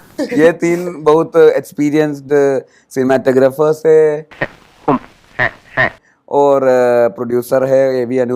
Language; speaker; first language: Hindi; non-native, learner; Malayalam